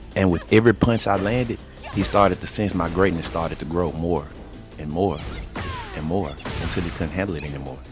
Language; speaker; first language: English; native; English